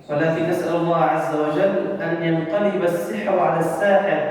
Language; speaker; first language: Arabic; native; Arabic